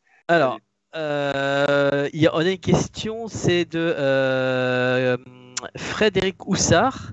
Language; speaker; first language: French; native; French